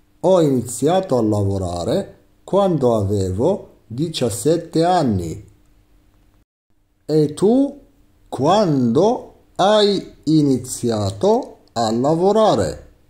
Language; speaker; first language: Italian; non-native, fluent; Arabic